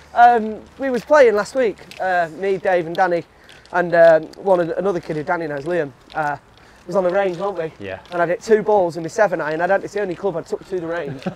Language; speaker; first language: English; native; English